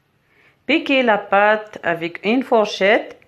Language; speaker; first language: French; non-native, local second language; Arabic